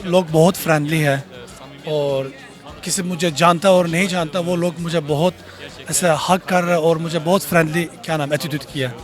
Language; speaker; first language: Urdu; non-native, learner; Turkish